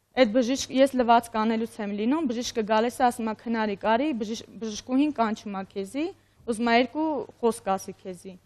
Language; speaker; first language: Armenian; native; Armenian